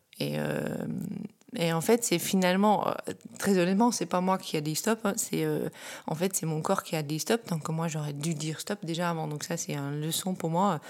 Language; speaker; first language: French; non-native, fluent; Dutch